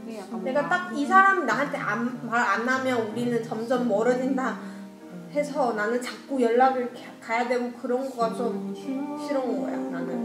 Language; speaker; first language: Korean; non-native, learner; Chinese